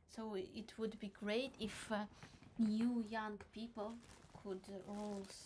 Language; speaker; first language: English; non-native, learner; Crimean Tatar